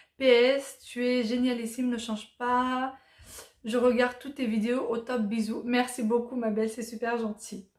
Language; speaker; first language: French; early bilingual, other home language; Arabic